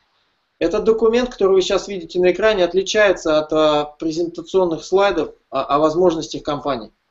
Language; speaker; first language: Russian; native; Russian